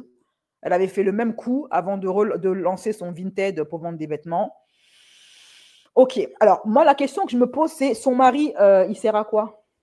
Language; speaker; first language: French; native; French